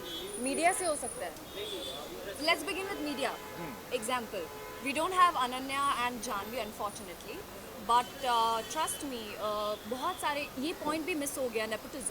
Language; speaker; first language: Hindi; native; Hindi